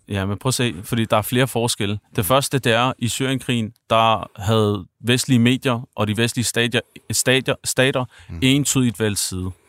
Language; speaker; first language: Danish; early bilingual, other home language; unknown